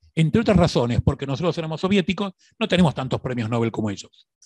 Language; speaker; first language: Spanish; native; Spanish